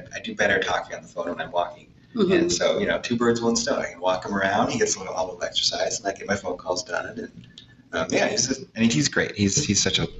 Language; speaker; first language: English; native; English